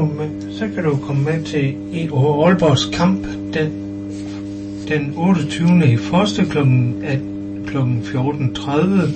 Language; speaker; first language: Danish; native; Danish